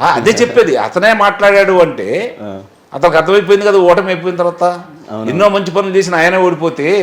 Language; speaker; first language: Telugu; native; Telugu